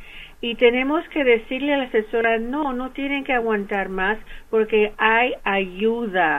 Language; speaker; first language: Spanish; early bilingual, heritage; English